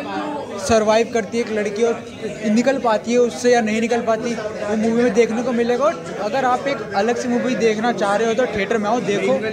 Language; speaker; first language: Hindi; native; Hindi